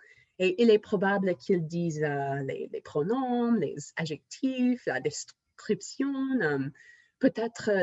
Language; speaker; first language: French; non-native, fluent; English